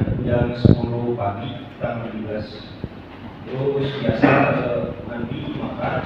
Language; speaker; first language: Indonesian; non-native, local second language; Sundanese